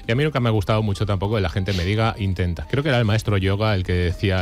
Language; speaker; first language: Spanish; native; Spanish